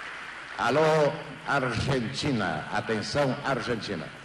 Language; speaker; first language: Portuguese; native; Portuguese